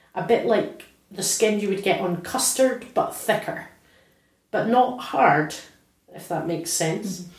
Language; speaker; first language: English; native; English